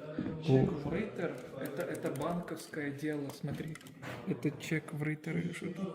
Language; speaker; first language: Russian; non-native, fluent; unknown